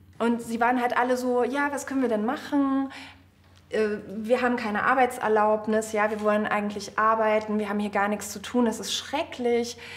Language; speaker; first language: German; native; German